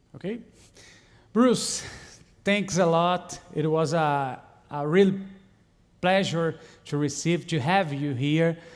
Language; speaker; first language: English; non-native, learner; Portuguese